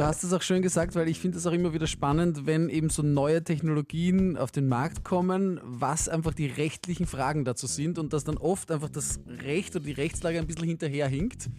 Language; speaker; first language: German; native; German